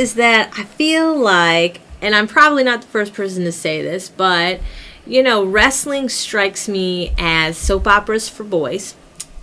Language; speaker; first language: English; native; English